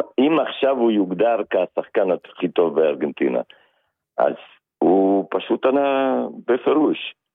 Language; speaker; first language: Hebrew; non-native, fluent; Spanish